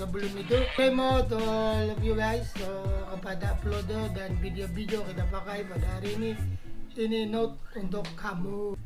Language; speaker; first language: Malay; non-native, learner; Filipino